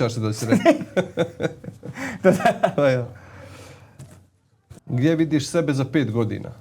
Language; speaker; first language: Bosnian; native; Bosnian